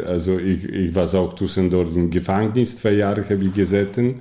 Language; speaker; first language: German; non-native, learner; Polish